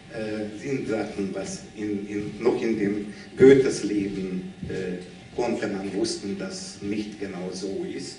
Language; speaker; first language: German; non-native, learner; Hungarian